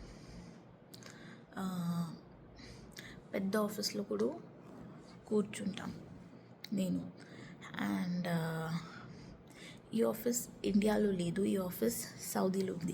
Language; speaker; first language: Telugu; non-native, learner; Marathi